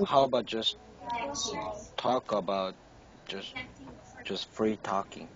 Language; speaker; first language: English; non-native, learner; Korean